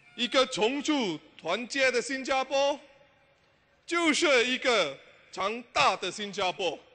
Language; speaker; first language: Chinese; non-native, local second language; English